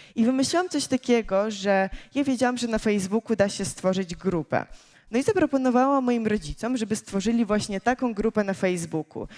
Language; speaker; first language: Polish; early bilingual, other home language; Ukrainian